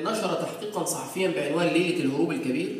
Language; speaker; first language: Arabic; native; Arabic